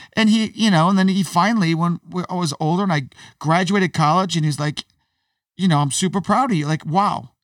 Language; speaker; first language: English; native; English